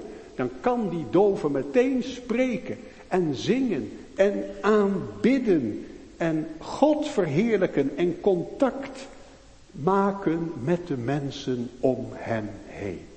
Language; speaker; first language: Dutch; native; Dutch